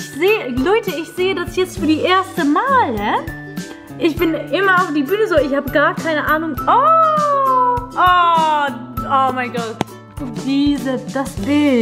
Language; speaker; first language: German; non-native, fluent; Dutch